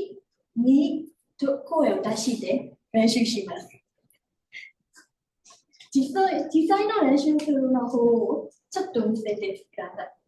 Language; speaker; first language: Japanese; non-native, learner; Burmese